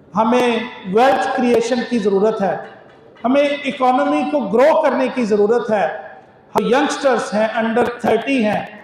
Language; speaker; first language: Urdu; native; Urdu